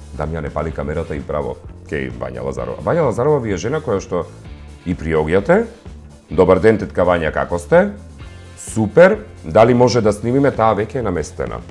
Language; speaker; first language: Macedonian; native; Macedonian